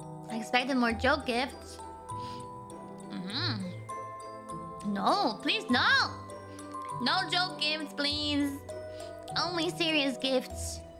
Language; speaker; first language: English; non-native, fluent; German